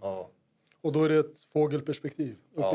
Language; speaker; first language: Swedish; native; Swedish